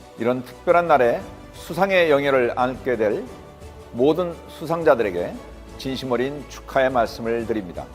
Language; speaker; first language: Korean; native; Korean